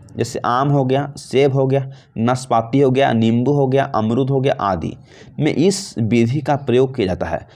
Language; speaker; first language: Hindi; native; Hindi